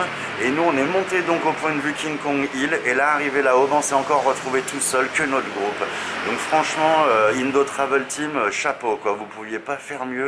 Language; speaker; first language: French; native; French